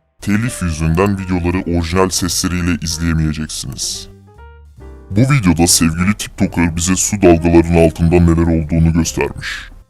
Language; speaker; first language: Turkish; native; Turkish